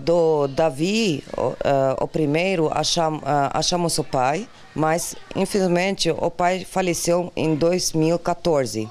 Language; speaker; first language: Portuguese; non-native, learner; Dutch